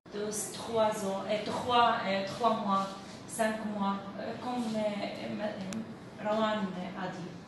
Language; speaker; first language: French; non-native, learner; Arabic